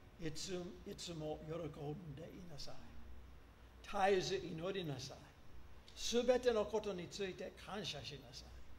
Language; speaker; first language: Japanese; non-native, fluent; English